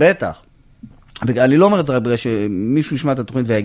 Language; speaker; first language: Hebrew; native; Hebrew